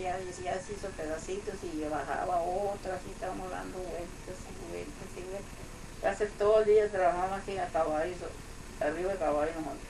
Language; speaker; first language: Spanish; non-native, local second language; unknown